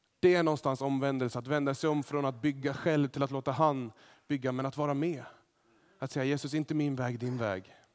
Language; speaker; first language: Swedish; native; Swedish